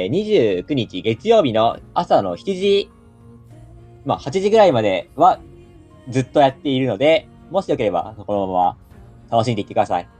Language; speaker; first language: Japanese; native; Japanese